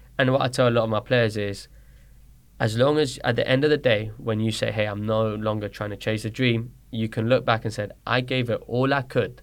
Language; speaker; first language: English; early bilingual, other home language; Spanish